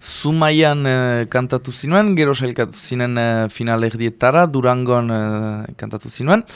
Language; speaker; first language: Basque; native; Basque